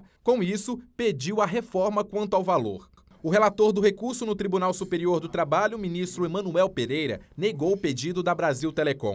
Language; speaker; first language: Portuguese; native; Portuguese